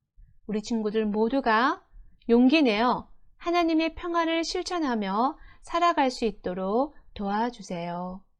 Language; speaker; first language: Korean; native; Korean